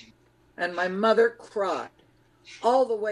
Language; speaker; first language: English; early bilingual, other home language; Lithuanian